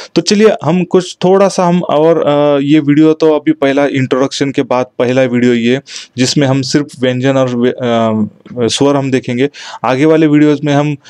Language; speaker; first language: Hindi; non-native, local second language; Marathi